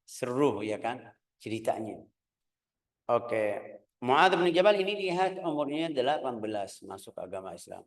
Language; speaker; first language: Indonesian; non-native, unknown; Arabic